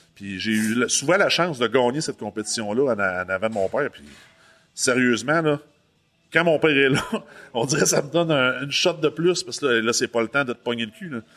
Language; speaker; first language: French; native; French